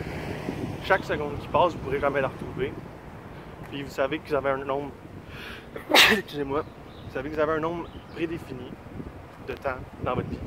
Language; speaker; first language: French; native; French